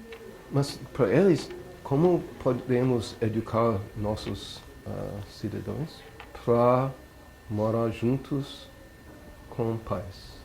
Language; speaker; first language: Portuguese; non-native, learner; English